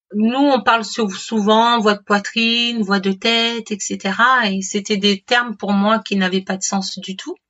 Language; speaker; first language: French; native; French